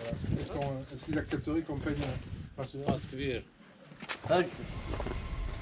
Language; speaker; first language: French; native; French